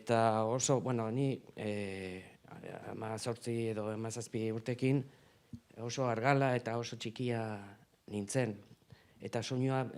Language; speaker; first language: Basque; non-native, local second language; Spanish